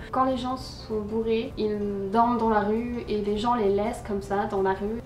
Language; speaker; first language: French; native; French